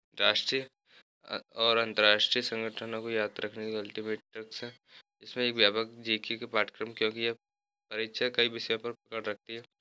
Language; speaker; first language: Hindi; native; Hindi